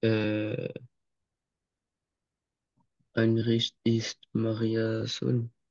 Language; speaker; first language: German; non-native, learner; French